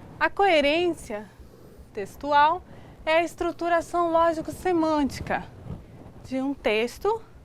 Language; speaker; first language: Portuguese; native; Portuguese